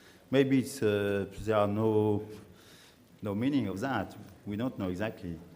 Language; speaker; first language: English; non-native, learner; French